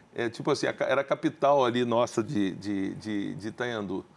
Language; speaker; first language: Portuguese; native; Portuguese